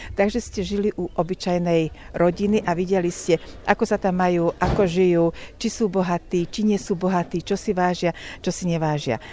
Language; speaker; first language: Slovak; native; Slovak